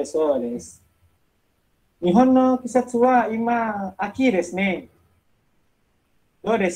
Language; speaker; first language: Japanese; non-native, learner; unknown